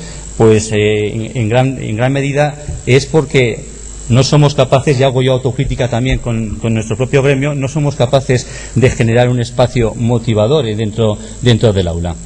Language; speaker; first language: Spanish; native; Spanish